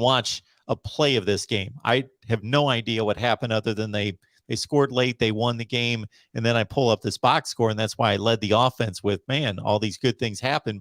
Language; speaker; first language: English; native; English